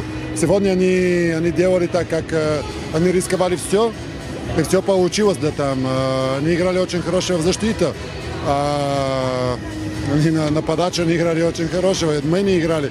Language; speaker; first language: Russian; non-native, learner; Bulgarian